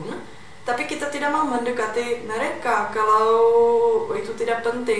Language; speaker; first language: Indonesian; non-native, fluent; Czech